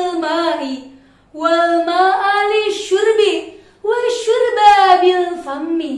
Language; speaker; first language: Arabic; non-native, learner; Indonesian